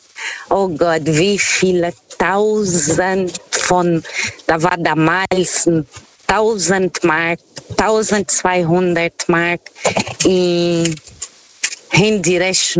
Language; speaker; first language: German; non-native, fluent; Portuguese